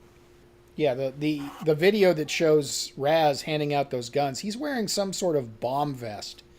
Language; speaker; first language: English; native; English